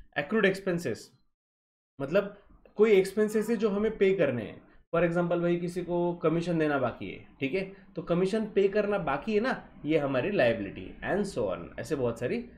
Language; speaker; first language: Hindi; non-native, local second language; Marathi